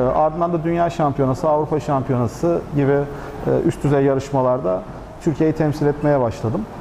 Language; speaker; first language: Turkish; native; Turkish